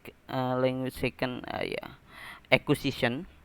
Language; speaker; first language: English; non-native, learner; Indonesian